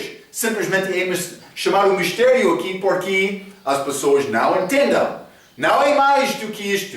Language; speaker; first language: Portuguese; non-native, learner; English